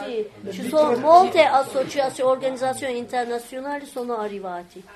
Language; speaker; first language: Italian; non-native, learner; Turkish